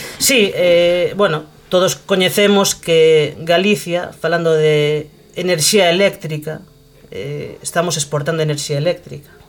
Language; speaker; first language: Galician; native; Galician